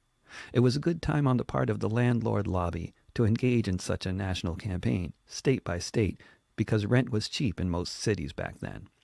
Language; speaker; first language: English; native; English